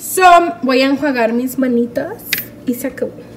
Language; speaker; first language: Spanish; early bilingual, heritage; Spanish